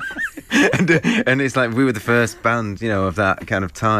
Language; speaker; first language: English; native; English